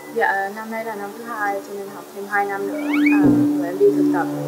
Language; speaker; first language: Vietnamese; early bilingual, heritage; Vietnamese